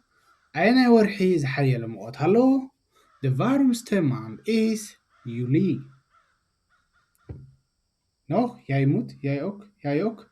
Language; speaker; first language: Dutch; non-native, fluent; Tigrinya